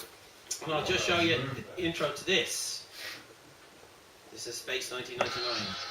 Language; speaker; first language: English; native; English